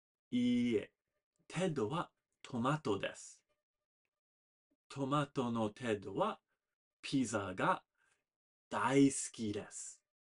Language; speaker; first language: Japanese; non-native, fluent; English